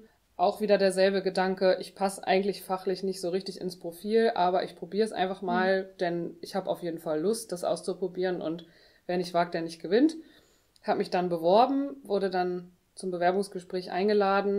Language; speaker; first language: German; native; German